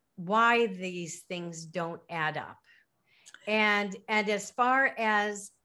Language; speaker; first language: English; native; English